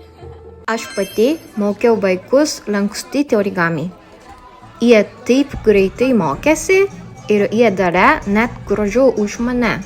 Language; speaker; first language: Lithuanian; non-native, learner; Japanese